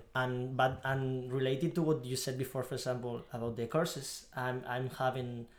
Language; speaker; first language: English; non-native, fluent; Spanish